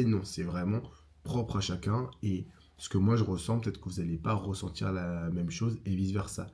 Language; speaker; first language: French; native; French